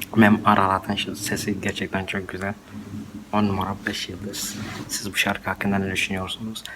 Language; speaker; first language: Turkish; non-native, fluent; Arabic